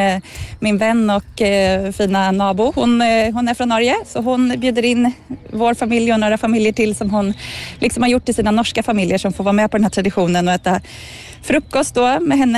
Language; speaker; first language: Swedish; native; Swedish